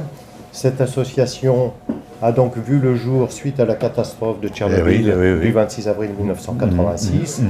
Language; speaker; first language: French; native; French